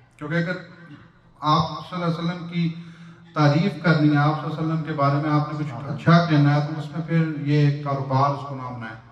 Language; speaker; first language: Urdu; non-native, local second language; Pahari-Potwari